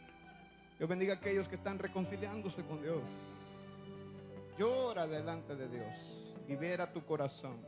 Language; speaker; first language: Spanish; native; Spanish